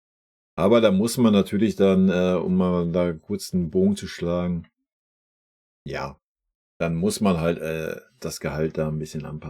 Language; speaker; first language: German; native; German